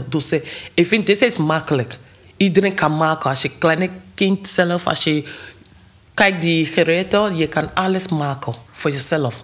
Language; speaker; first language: Dutch; non-native, learner; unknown